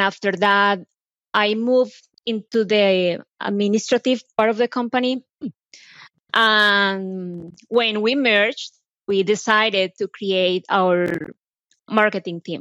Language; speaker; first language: English; non-native, fluent; Spanish